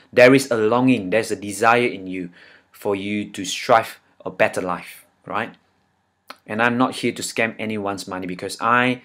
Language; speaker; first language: English; non-native, fluent; Indonesian